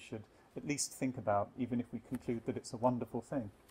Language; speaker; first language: English; native; English